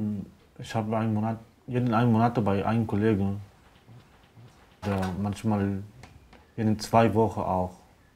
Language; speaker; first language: German; non-native, learner; Arabic